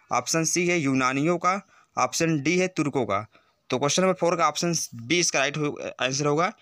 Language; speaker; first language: Hindi; native; Hindi